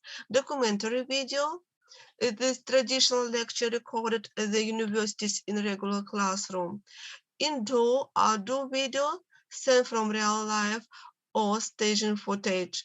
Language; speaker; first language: English; non-native, learner; Russian